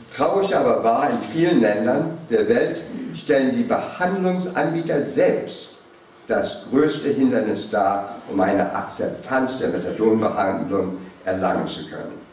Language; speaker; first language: German; non-native, fluent; English